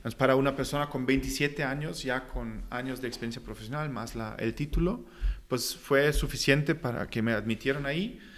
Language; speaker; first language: Spanish; non-native, fluent; German